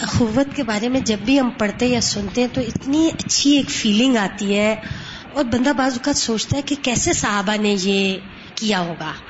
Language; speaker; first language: Urdu; non-native, local second language; Punjabi